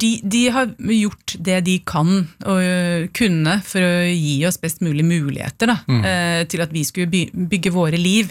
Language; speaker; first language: Norwegian; early bilingual, other home language; Urdu